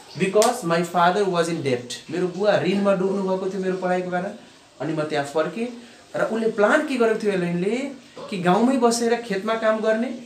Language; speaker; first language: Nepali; non-native, local second language; Bhojpuri